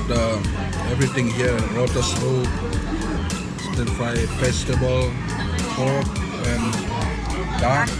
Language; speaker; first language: English; non-native, learner; Indonesian